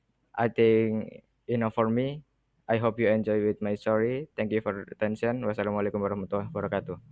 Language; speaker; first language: English; non-native, learner; Indonesian